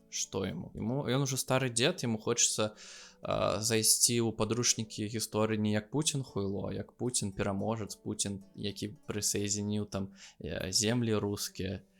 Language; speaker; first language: Belarusian; non-native, local second language; Russian